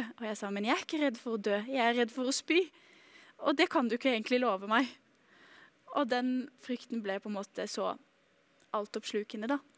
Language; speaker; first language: Norwegian; native; Norwegian